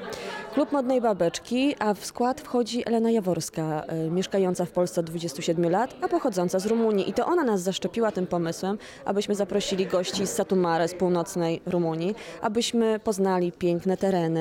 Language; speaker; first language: Polish; native; Polish